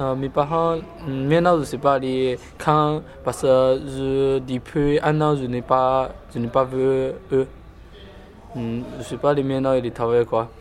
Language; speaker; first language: French; non-native, learner; Chinese